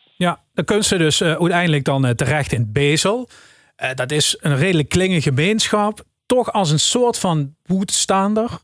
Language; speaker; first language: Dutch; native; Dutch